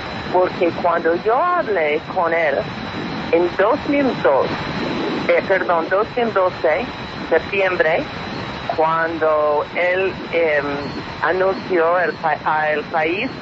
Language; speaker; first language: Spanish; non-native, fluent; English